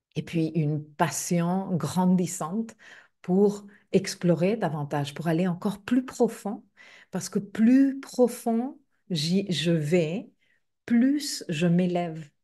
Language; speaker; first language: French; non-native, fluent; Spanish